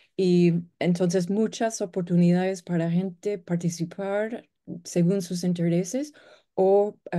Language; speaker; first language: Spanish; non-native, fluent; English